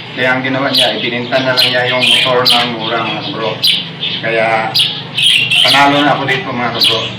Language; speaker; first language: Filipino; non-native, local second language; Cebuano